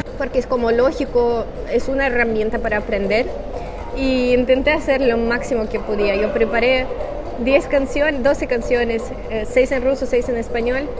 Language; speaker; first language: Spanish; non-native, fluent; Russian